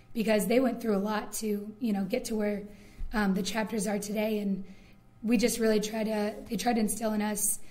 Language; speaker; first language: English; native; English